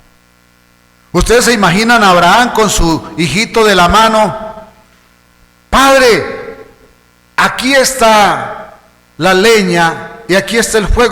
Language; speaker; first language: Spanish; native; Spanish